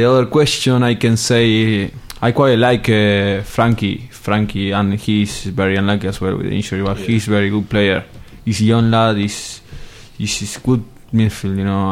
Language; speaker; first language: English; non-native, fluent; Spanish